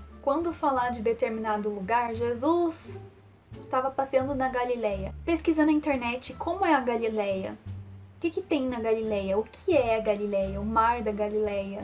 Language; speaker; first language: Portuguese; native; Portuguese